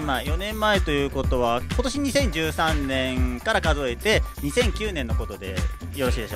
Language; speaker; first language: Japanese; native; Japanese